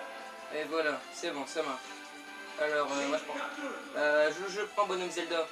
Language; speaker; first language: French; native; French